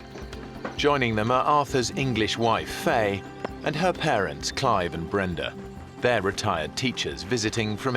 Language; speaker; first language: English; native; English